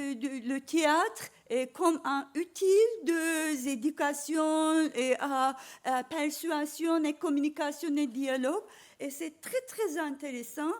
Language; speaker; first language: French; non-native, learner; Turkish